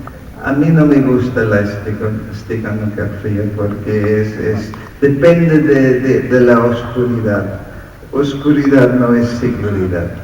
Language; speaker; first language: Spanish; non-native, fluent; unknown